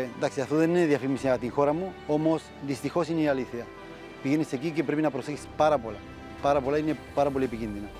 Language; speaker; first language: Greek; non-native, fluent; Spanish